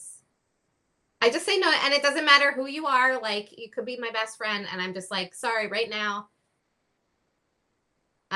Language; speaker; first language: English; native; English